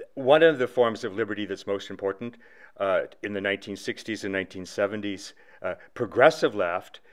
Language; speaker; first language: English; native; English